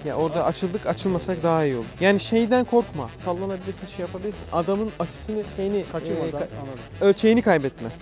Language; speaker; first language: Turkish; native; Turkish